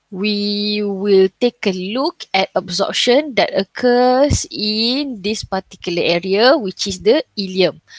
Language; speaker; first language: English; non-native, local second language; Malay